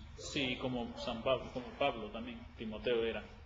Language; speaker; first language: Spanish; early bilingual, heritage; Spanish